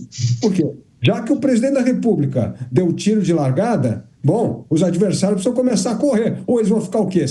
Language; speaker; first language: Portuguese; native; Portuguese